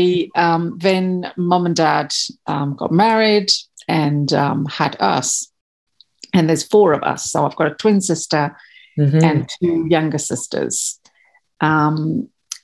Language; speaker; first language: English; non-native, local second language; Kachhi